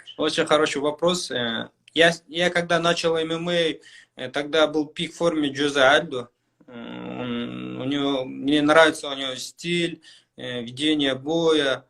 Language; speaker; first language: Russian; non-native, local second language; Kyrgyz